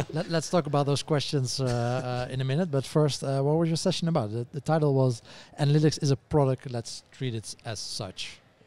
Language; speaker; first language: English; non-native, fluent; Dutch